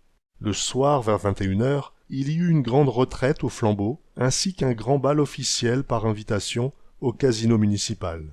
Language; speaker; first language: French; native; French